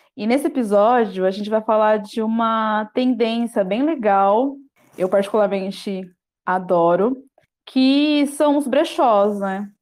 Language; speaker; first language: Portuguese; native; Portuguese